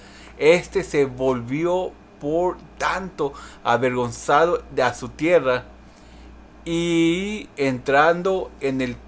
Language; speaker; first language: Spanish; early bilingual, heritage; Spanish